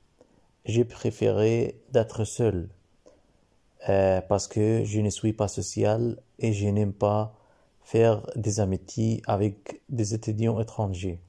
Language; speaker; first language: French; non-native, learner; Arabic